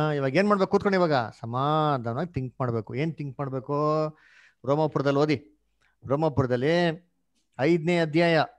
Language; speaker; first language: Kannada; native; Kannada